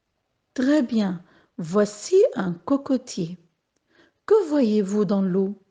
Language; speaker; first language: French; non-native, local second language; Arabic